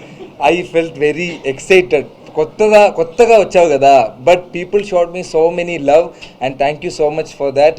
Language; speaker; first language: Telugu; non-native, learner; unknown